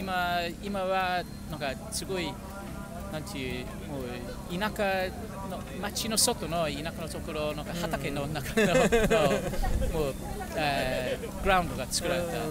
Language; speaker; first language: Japanese; non-native, fluent; English